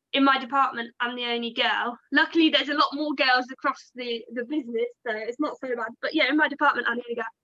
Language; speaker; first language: English; native; English